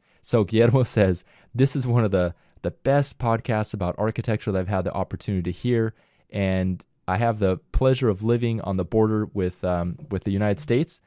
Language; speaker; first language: English; native; English